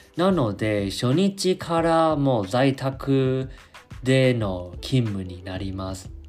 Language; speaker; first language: Japanese; non-native, fluent; Chinese